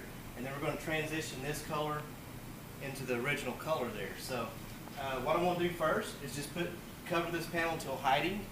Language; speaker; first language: English; native; English